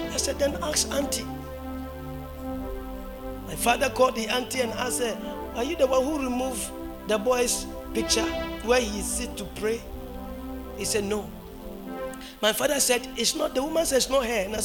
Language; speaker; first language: English; non-native, local second language; Akan